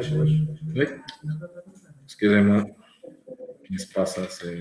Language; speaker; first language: French; non-native, learner; Portuguese